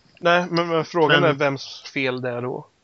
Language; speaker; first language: Swedish; native; Swedish